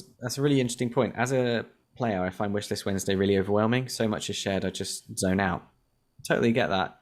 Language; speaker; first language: English; native; English